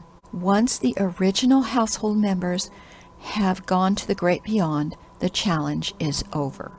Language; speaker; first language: English; native; English